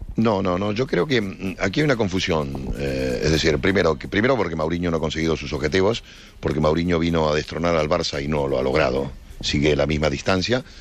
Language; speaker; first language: Spanish; native; Spanish